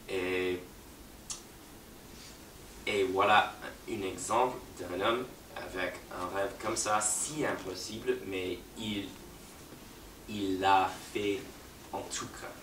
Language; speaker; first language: French; non-native, fluent; English